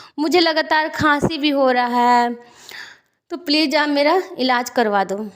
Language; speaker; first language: Hindi; native; Hindi